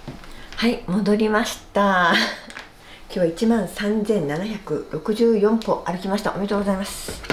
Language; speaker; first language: Japanese; native; Japanese